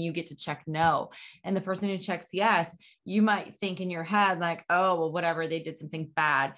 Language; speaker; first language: English; native; English